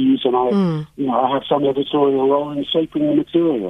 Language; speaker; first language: English; native; English